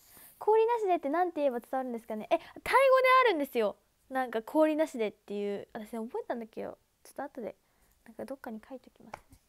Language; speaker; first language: Japanese; native; Japanese